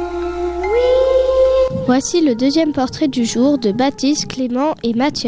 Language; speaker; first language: French; native; French